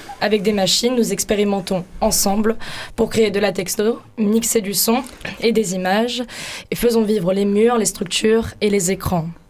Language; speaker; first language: French; native; French